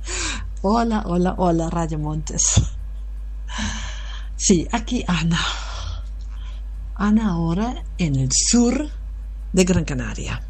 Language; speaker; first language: Spanish; non-native, fluent; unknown